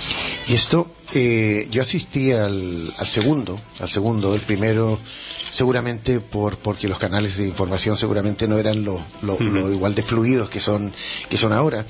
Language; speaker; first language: Spanish; native; Spanish